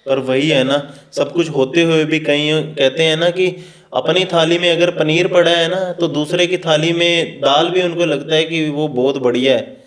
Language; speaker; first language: Hindi; non-native, local second language; Punjabi